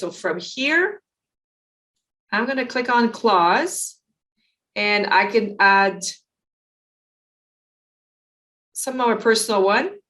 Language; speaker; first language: English; native; English